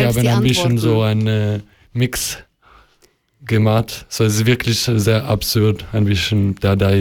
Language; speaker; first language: German; non-native, learner; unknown